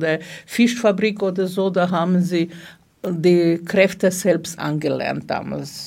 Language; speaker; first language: German; non-native, fluent; Serbian